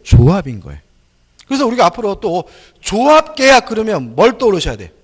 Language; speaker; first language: Korean; native; Korean